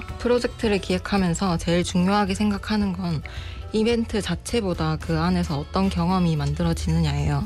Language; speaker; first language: Korean; native; Korean